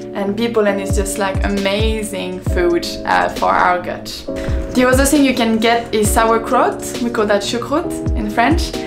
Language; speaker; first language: English; non-native, fluent; French